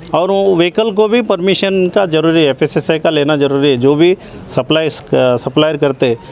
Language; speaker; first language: Hindi; non-native, local second language; Kannada